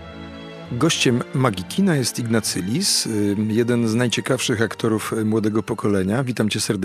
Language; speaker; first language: Polish; native; Polish